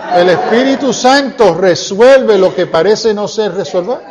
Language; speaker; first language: Spanish; early bilingual, heritage; Spanish